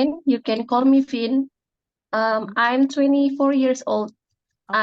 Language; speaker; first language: English; non-native, learner; Indonesian